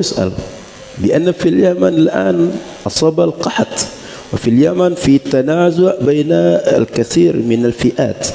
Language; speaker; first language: Arabic; non-native, fluent; Indonesian